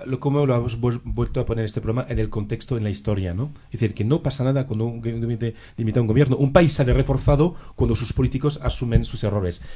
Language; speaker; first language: Spanish; non-native, fluent; French